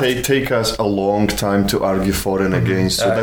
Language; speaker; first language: English; non-native, fluent; Polish